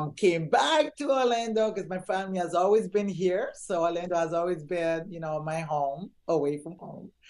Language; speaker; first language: English; early bilingual, other home language; Haitian Creole